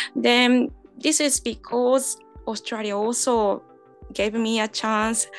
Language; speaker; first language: English; non-native, fluent; Japanese